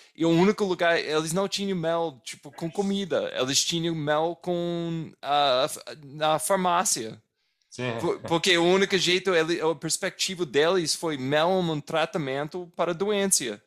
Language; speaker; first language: Portuguese; non-native, fluent; English